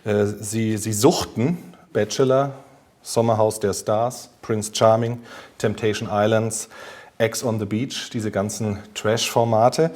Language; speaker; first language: German; native; German